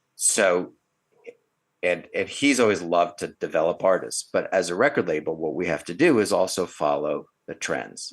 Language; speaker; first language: English; native; English